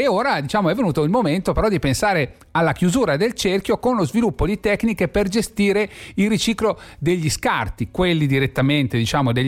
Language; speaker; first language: Italian; native; Italian